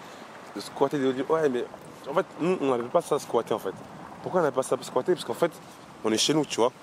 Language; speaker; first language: French; native; French